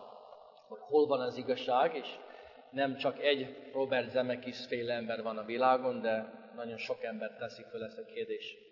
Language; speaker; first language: Hungarian; non-native, fluent; English